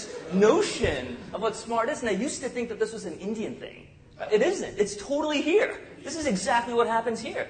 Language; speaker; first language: English; non-native, local second language; Tamil